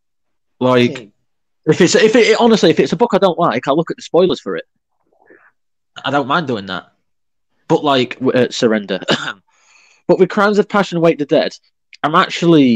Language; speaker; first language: English; native; English